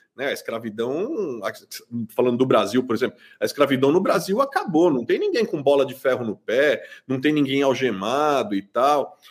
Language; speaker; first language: Portuguese; native; Portuguese